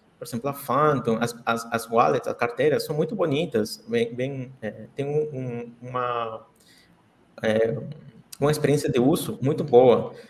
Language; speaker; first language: Portuguese; non-native, fluent; Spanish